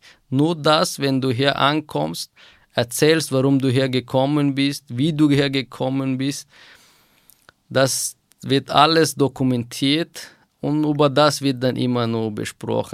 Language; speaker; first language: German; non-native, fluent; Persian